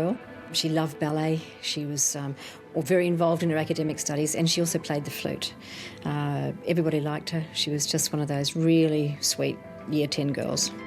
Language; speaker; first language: English; native; English